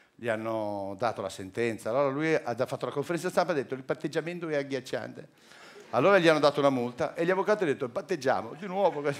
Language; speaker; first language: Italian; native; Italian